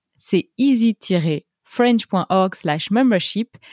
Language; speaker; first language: French; native; French